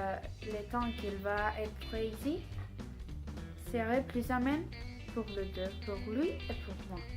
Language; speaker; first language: French; non-native, learner; Spanish